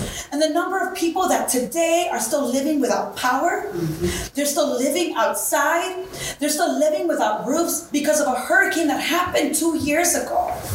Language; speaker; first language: English; early bilingual, other home language; Spanish